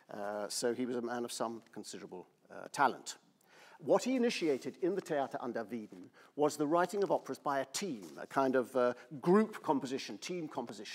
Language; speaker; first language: English; native; English